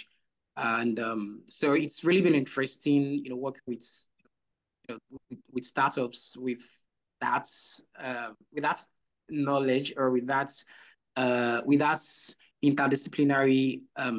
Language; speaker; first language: English; non-native, local second language; Yoruba